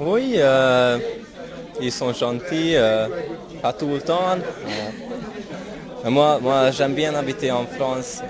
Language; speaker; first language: French; non-native, learner; Hungarian